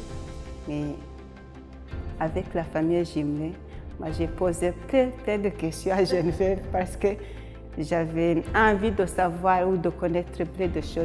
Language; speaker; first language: French; non-native, fluent; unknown